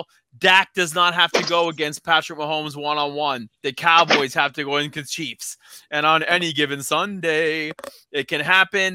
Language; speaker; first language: English; native; English